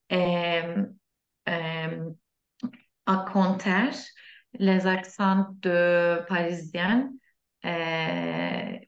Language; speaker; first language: French; non-native, learner; Turkish